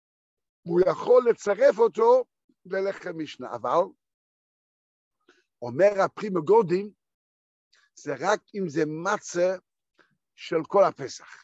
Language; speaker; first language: Hebrew; non-native, fluent; Yiddish